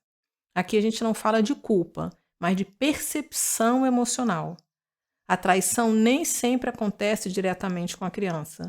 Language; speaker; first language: Portuguese; native; Portuguese